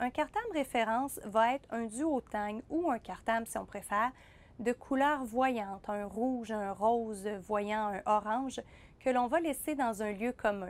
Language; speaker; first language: French; native; French